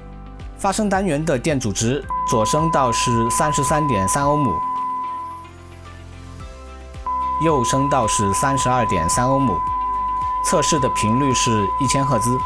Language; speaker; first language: Chinese; native; Chinese